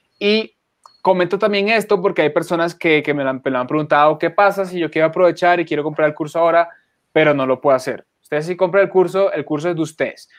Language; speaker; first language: Spanish; native; Spanish